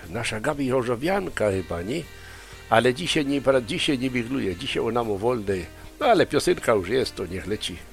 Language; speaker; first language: Polish; native; Polish